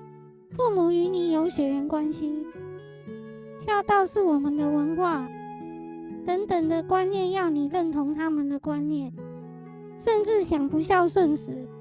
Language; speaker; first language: Chinese; native; Chinese